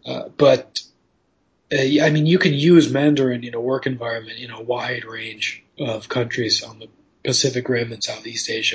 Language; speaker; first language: English; native; English